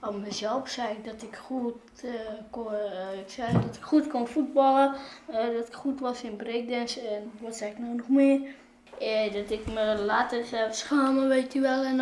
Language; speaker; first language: Dutch; early bilingual, other home language; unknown